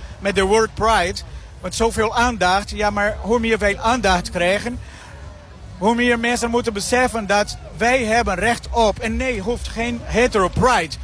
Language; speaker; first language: Dutch; non-native, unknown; Portuguese